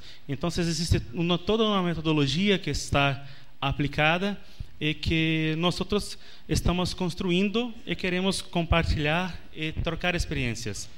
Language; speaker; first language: Spanish; non-native, learner; Portuguese